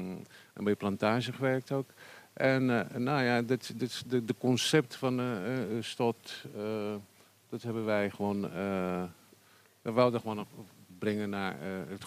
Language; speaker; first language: Dutch; non-native, fluent; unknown